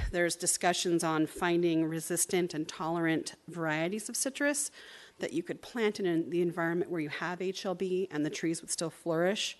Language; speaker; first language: English; native; English